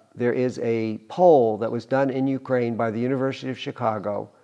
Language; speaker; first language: English; native; English